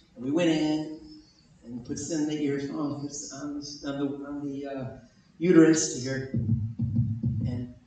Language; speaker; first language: English; native; English